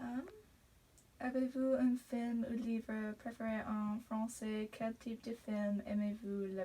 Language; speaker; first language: French; non-native, learner; English